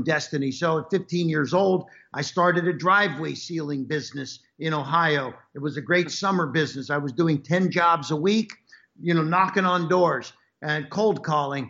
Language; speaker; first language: English; native; English